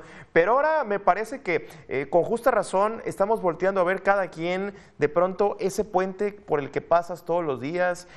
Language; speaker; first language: Spanish; native; Spanish